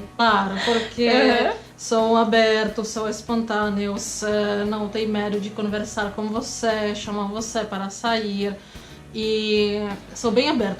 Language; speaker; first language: Portuguese; non-native, fluent; Czech